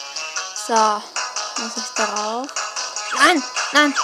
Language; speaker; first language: German; native; German